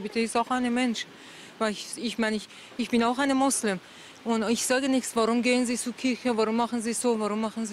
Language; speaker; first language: German; non-native, learner; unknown